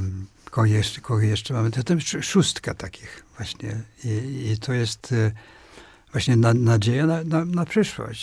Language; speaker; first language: Polish; non-native, fluent; Swedish